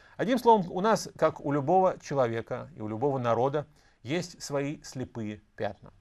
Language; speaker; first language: Russian; native; Russian